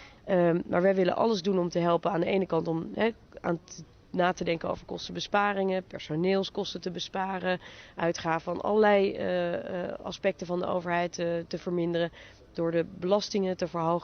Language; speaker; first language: Dutch; native; Dutch